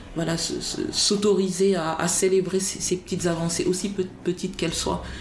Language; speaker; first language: French; native; French